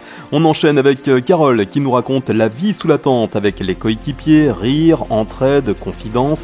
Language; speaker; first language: French; native; French